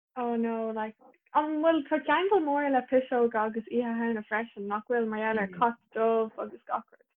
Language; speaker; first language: Irish; native; Irish